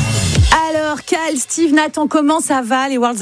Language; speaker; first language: French; native; French